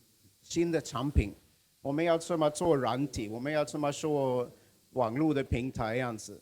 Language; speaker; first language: Chinese; non-native, fluent; Swedish